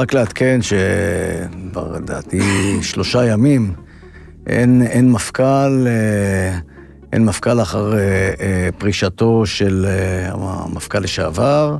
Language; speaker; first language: Hebrew; native; Hebrew